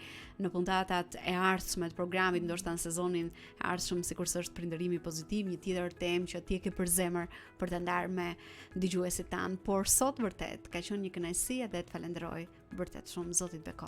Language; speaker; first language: Albanian; native; Albanian